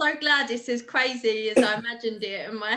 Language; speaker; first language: English; native; English